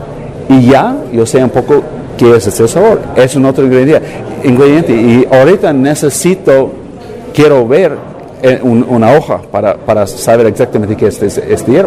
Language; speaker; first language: Spanish; non-native, learner; English